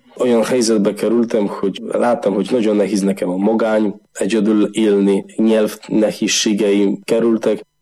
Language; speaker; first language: Hungarian; non-native, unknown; Polish